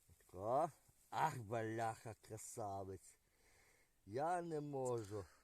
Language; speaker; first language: Ukrainian; native; Ukrainian